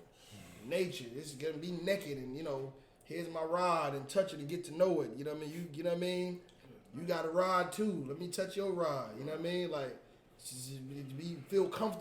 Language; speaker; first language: English; native; English